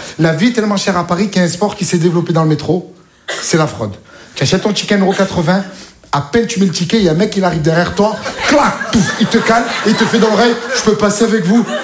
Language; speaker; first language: French; native; French